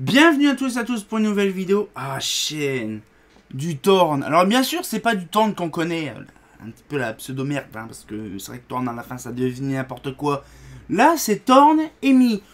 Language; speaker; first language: French; native; French